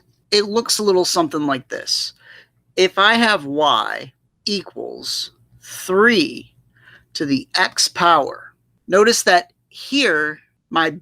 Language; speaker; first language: English; native; English